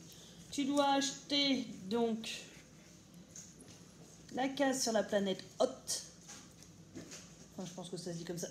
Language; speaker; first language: French; native; French